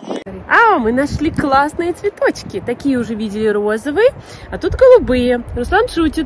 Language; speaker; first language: Russian; native; Russian